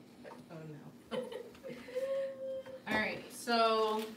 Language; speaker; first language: English; native; English